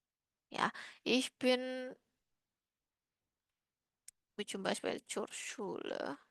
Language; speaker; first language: German; non-native, learner; Indonesian